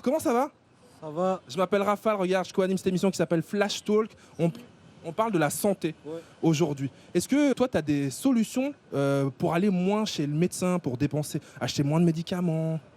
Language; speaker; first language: French; native; French